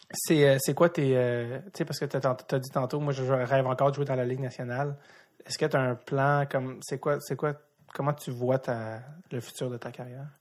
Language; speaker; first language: French; native; French